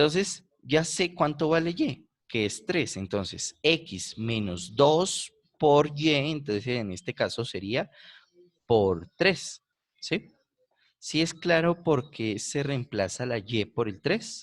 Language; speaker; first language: Spanish; native; Spanish